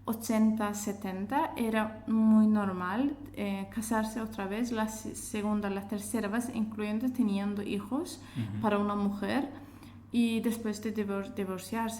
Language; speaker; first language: Spanish; non-native, fluent; Azerbaijani